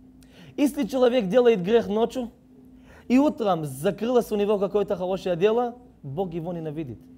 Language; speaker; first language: Russian; non-native, learner; Hebrew